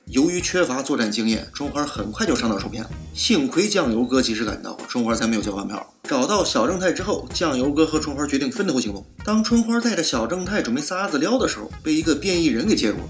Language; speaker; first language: Chinese; native; Chinese